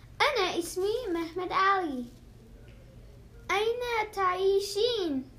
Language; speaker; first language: Arabic; non-native, learner; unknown